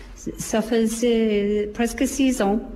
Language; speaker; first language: French; non-native, fluent; English